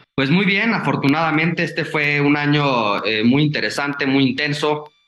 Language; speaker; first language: Spanish; native; Spanish